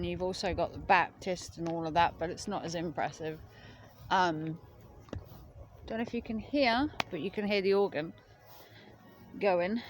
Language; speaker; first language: English; native; English